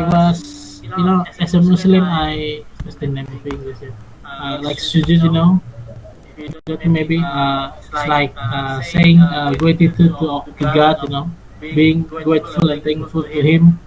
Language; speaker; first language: English; non-native, fluent; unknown